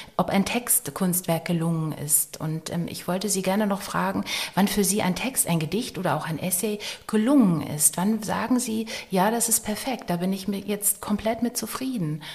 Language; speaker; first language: German; native; German